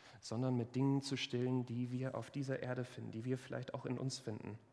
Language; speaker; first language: German; native; German